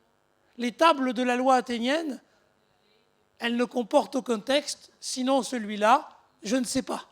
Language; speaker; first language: French; native; French